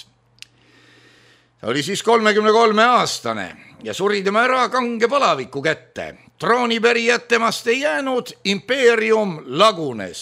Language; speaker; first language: Estonian; native; Estonian